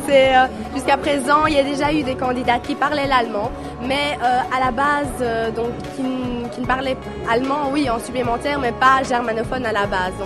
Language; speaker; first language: French; non-native, local second language; German